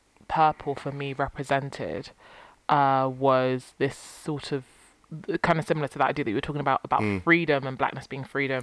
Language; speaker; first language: English; native; English